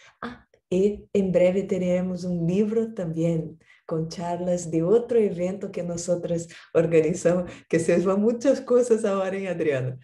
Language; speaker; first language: Portuguese; non-native, learner; Spanish